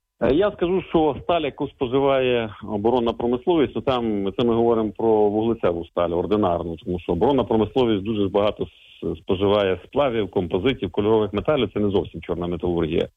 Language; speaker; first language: Ukrainian; native; Ukrainian